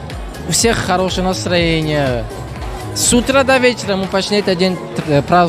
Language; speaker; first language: Russian; non-native, local second language; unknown